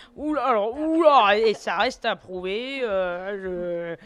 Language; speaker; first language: French; native; French